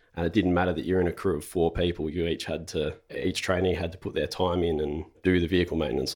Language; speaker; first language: English; native; English